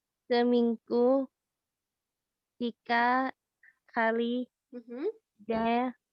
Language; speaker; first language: Indonesian; non-native, learner; Thai